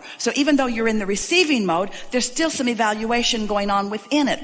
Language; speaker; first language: English; native; English